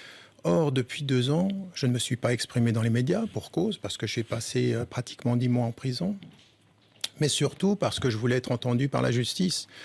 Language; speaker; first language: French; early bilingual, other home language; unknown